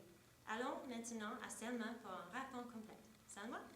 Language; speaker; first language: French; non-native, learner; English